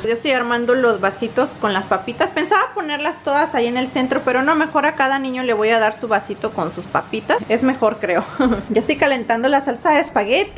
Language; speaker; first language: Spanish; native; Spanish